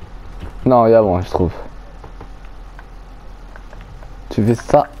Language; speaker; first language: French; native; French